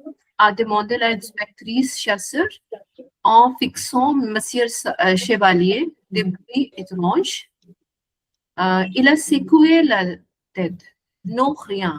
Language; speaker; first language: French; non-native, learner; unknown